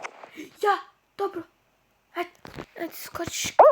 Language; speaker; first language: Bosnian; early bilingual, heritage; Bosnian